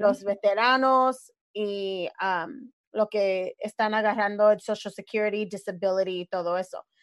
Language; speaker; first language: Spanish; early bilingual, other home language; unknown